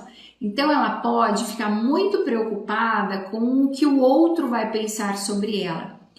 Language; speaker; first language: Portuguese; native; Portuguese